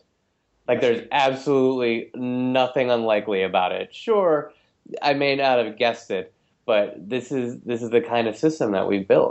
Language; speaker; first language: English; native; English